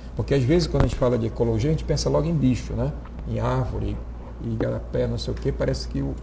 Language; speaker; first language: Portuguese; native; Portuguese